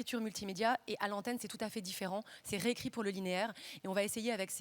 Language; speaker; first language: French; native; French